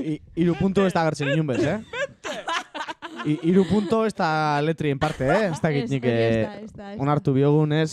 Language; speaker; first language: Basque; native; Basque